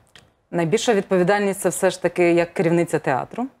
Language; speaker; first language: Ukrainian; native; Ukrainian